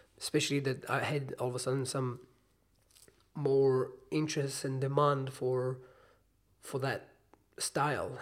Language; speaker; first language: English; non-native, fluent; Hebrew